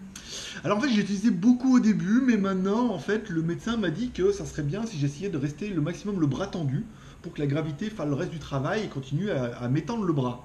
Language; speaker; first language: French; native; French